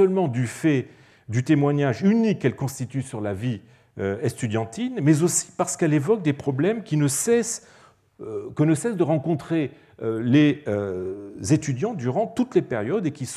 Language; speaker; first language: French; native; French